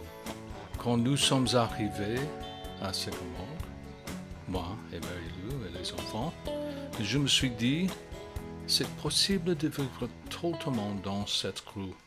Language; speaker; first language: French; non-native, fluent; English